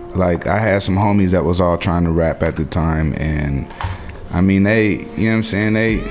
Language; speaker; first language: English; native; English